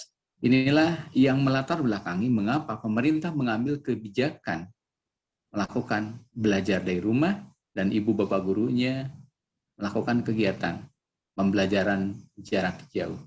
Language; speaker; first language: Indonesian; native; Indonesian